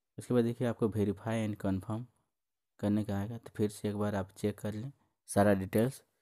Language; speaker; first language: Hindi; native; Hindi